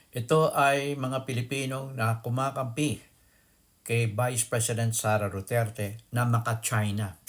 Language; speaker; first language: Filipino; native; Filipino